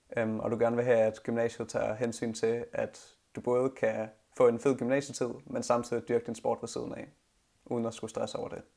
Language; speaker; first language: Danish; native; Danish